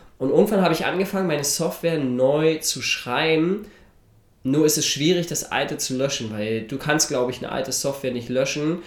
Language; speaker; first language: German; native; German